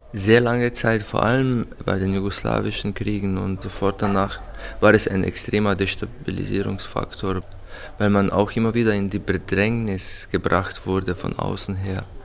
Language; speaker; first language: German; non-native, fluent; Slovenian